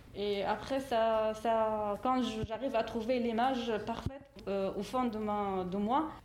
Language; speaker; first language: French; non-native, fluent; Arabic